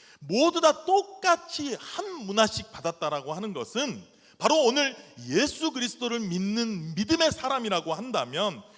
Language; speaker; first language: Korean; native; Korean